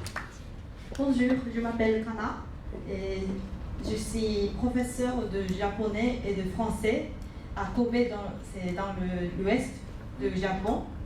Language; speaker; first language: French; non-native, fluent; Japanese